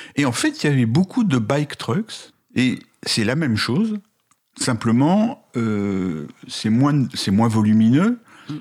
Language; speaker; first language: French; native; French